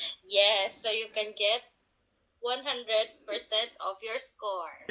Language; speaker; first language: English; non-native, local second language; Cebuano